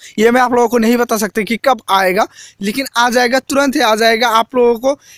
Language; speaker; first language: Hindi; non-native, local second language; Assamese